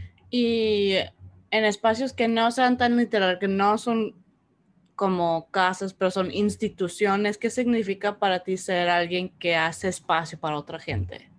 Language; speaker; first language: Spanish; early bilingual, heritage; Spanish